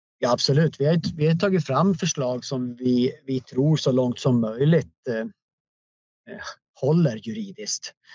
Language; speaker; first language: Swedish; native; Swedish